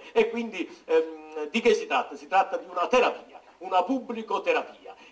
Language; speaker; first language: Italian; native; Italian